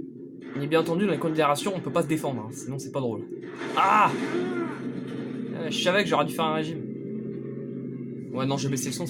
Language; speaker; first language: French; native; French